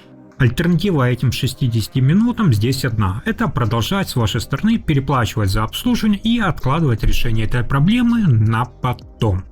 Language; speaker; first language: Russian; native; Russian